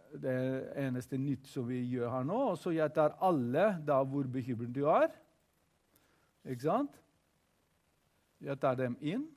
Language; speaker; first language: Norwegian; non-native, fluent; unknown